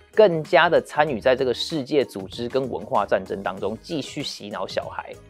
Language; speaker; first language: Chinese; native; Chinese